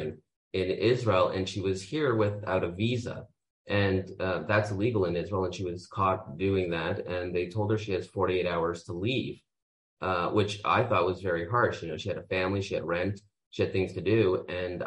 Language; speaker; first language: English; native; English